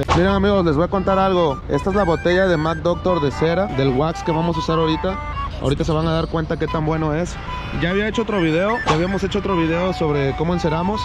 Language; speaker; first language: Spanish; native; Spanish